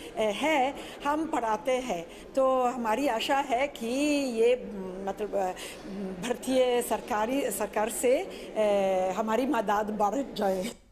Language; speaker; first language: Hindi; non-native, fluent; Italian